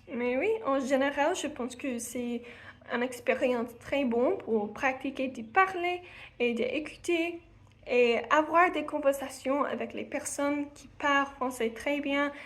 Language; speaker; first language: French; non-native, learner; English